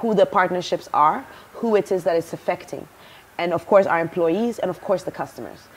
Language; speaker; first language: English; non-native, local second language; Akan